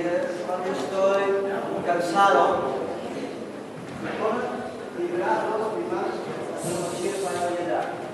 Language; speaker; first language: Spanish; non-native, learner; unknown